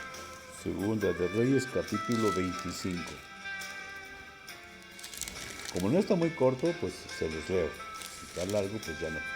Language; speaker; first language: Spanish; native; Spanish